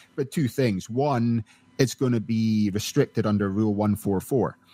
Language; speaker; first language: English; native; English